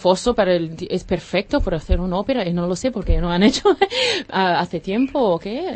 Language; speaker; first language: Spanish; non-native, learner; English